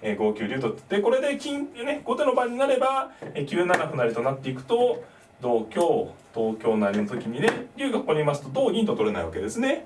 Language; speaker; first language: Japanese; native; Japanese